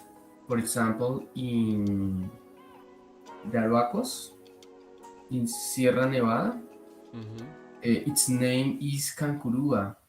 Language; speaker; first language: English; non-native, learner; Spanish